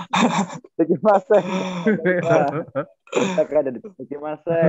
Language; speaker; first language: Japanese; non-native, learner; Indonesian